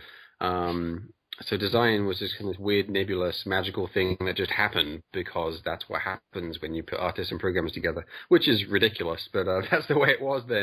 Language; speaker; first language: English; native; English